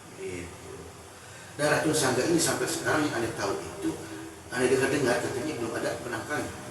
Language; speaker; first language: Indonesian; native; Indonesian